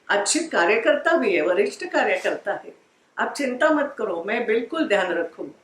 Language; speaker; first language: Hindi; non-native, local second language; Marathi